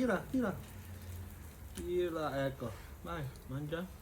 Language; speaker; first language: Italian; non-native, fluent; Filipino